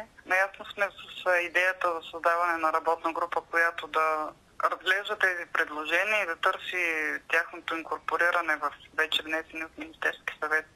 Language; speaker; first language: Bulgarian; native; Bulgarian